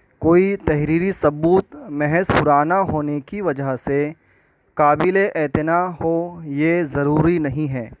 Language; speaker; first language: Urdu; native; Urdu